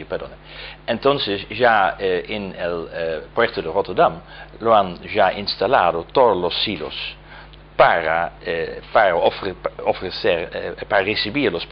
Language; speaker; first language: Spanish; non-native, fluent; Dutch